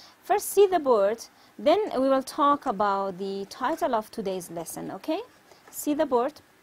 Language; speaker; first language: English; non-native, fluent; Persian